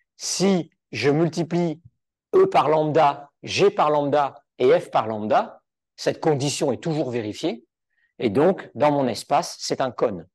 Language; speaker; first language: French; native; French